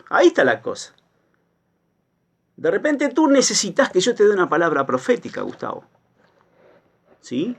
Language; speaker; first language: Spanish; native; Spanish